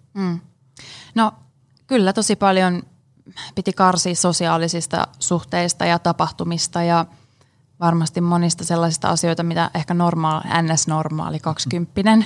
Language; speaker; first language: Finnish; native; Finnish